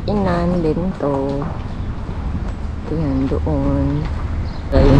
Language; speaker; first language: Filipino; native; Filipino